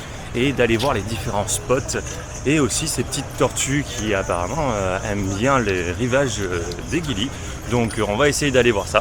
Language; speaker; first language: French; native; French